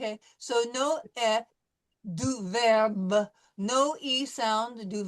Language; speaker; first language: French; non-native, fluent; English